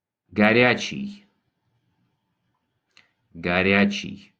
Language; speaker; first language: Russian; non-native, fluent; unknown